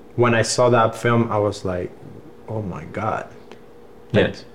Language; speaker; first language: English; non-native, fluent; Spanish